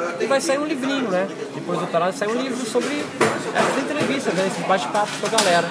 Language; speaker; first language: Portuguese; native; Portuguese